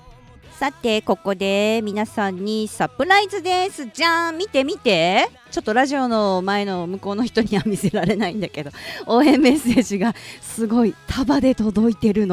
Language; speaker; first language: Japanese; native; Japanese